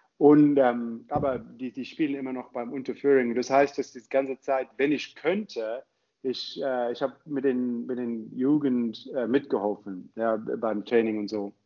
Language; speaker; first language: German; non-native, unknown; English